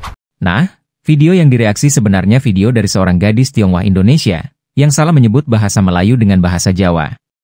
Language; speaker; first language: Indonesian; native; Indonesian